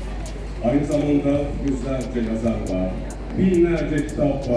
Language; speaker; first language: Turkish; native; Turkish